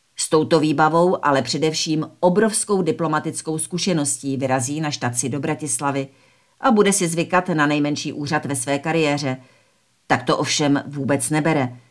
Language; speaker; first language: Czech; early bilingual, other home language; Slovak